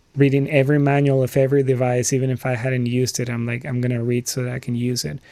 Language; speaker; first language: English; non-native, fluent; Spanish